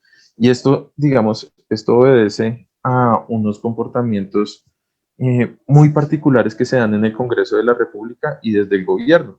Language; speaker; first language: Spanish; native; Spanish